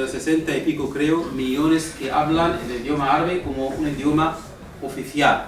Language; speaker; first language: Spanish; non-native, fluent; Arabic